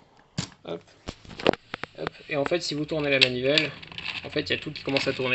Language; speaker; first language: French; native; French